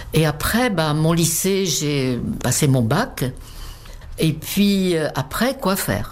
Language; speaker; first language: French; non-native, fluent; Czech